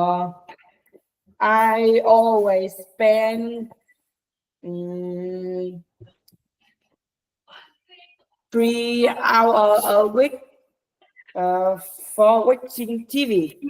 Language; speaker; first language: English; non-native, learner; Vietnamese